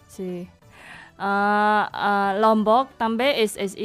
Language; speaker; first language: Catalan; non-native, learner; Indonesian